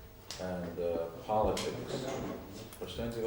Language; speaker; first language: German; non-native, learner; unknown